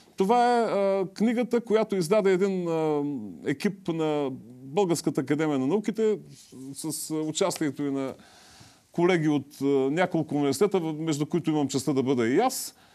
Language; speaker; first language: Bulgarian; native; Bulgarian